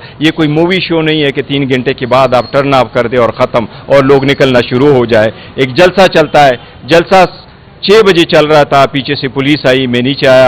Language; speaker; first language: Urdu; non-native, local second language; Pashto